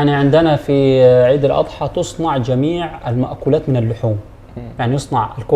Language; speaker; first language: Arabic; native; Arabic